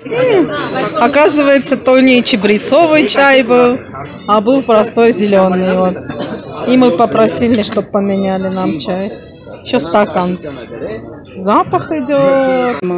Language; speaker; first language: Russian; non-native, local second language; Armenian